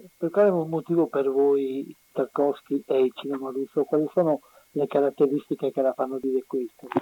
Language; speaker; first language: Italian; native; Italian